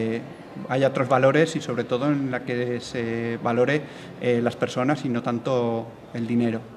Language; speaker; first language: Spanish; native; Spanish